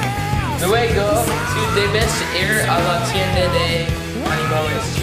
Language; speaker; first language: Spanish; non-native, learner; English